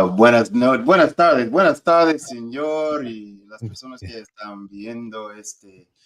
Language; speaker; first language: Spanish; non-native, fluent; English